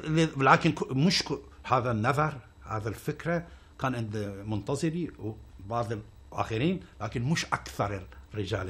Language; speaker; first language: Arabic; non-native, fluent; Persian